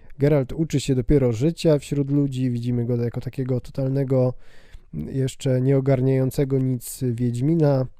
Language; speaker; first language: Polish; native; Polish